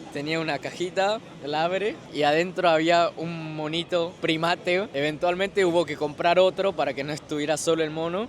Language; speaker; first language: Spanish; native; Spanish